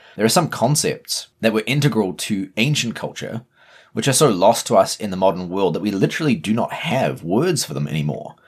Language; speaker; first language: English; native; English